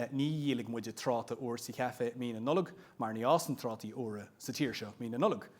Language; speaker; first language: Irish; non-native, local second language; English